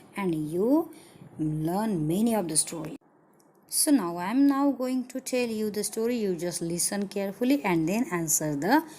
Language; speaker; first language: English; non-native, local second language; Marathi